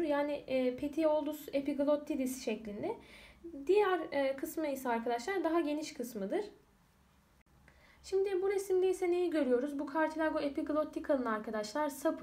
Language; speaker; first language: Turkish; native; Turkish